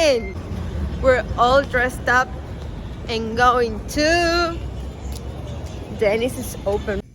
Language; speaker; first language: English; non-native, fluent; Spanish